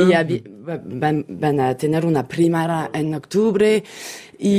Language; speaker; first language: Spanish; non-native, fluent; French